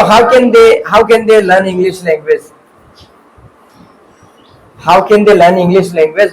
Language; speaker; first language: English; non-native, fluent; Hindi